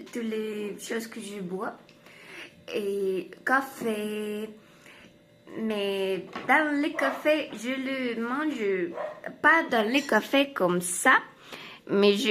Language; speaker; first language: French; non-native, learner; Spanish